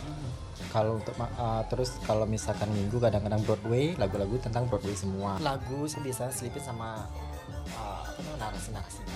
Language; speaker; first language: Indonesian; native; Indonesian